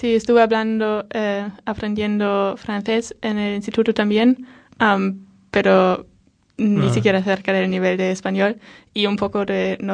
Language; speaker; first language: Spanish; non-native, fluent; German